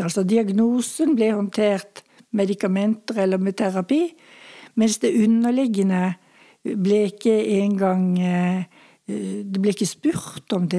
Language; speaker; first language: Norwegian; native; Norwegian